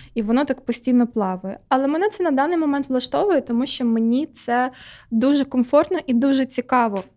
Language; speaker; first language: Ukrainian; non-native, local second language; Russian